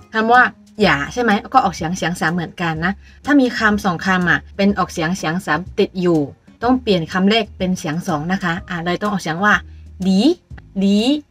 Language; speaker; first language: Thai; non-native, fluent; Chinese